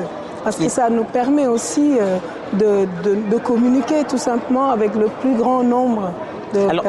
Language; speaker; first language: French; non-native, local second language; Wolof